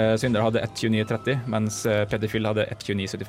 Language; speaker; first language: Norwegian; native; Norwegian